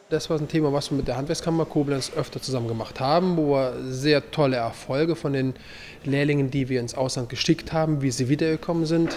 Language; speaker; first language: German; native; German